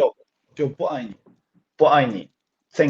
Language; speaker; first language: Chinese; non-native, fluent; Swedish